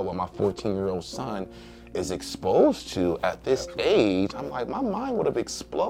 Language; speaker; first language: English; native; English